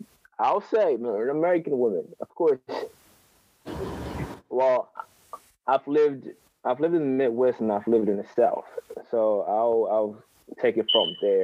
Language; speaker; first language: English; non-native, local second language; Akan